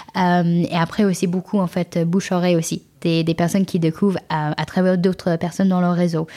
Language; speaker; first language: French; non-native, fluent; English